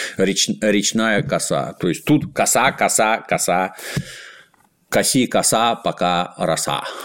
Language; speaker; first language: Russian; native; Russian